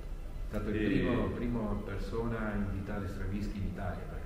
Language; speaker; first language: Italian; native; Italian